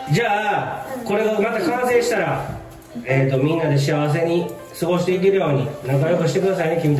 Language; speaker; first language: Japanese; native; Japanese